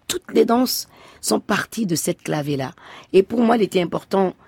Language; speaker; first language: French; non-native, local second language; Fon